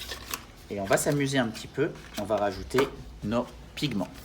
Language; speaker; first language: French; native; French